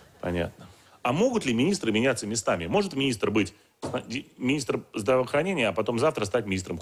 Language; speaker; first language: Russian; native; Russian